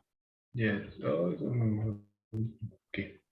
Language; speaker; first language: English; non-native, learner; Spanish